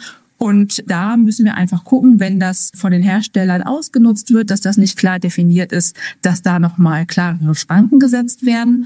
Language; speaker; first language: German; native; German